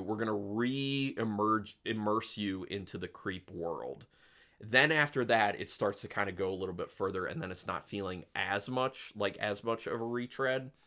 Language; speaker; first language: English; native; English